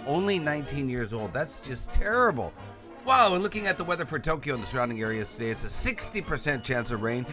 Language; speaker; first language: English; native; English